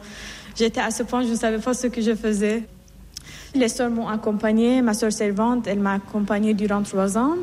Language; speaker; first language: French; non-native, fluent; Assyrian Neo-Aramaic